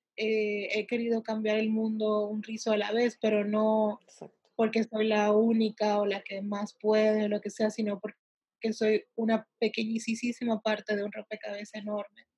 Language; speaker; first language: Spanish; early bilingual, heritage; Spanish